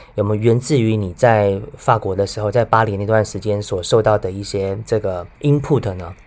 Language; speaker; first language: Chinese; native; Chinese